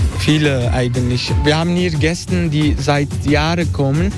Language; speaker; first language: German; non-native, fluent; Turkish